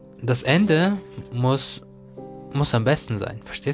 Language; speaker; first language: German; non-native, learner; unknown